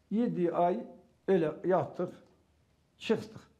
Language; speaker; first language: Turkish; non-native, local second language; Kurdish